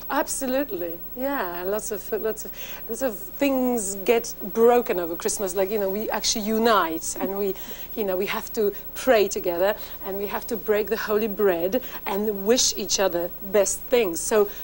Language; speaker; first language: English; non-native, fluent; Polish